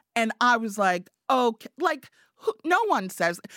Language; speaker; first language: English; native; English